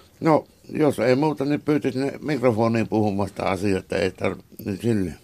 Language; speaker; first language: Finnish; native; Finnish